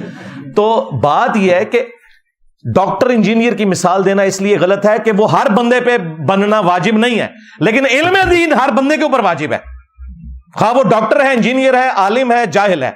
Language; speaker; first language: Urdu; non-native, local second language; Punjabi